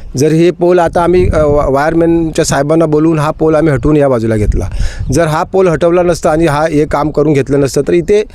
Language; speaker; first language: Marathi; native; Marathi